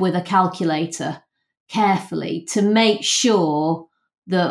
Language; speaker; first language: English; native; English